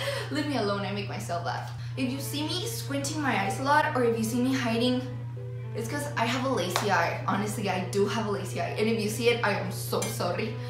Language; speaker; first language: English; early bilingual, other home language; Spanish